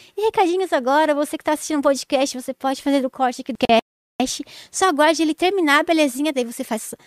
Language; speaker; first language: Portuguese; native; Portuguese